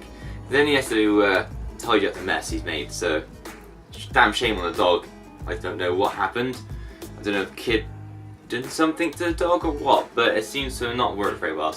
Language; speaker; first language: English; native; English